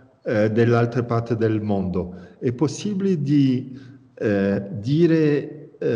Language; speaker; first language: Italian; non-native, learner; French